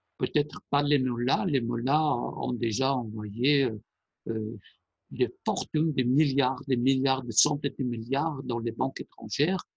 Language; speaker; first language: French; non-native, fluent; Persian